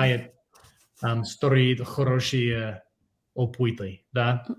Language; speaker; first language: Russian; non-native, fluent; English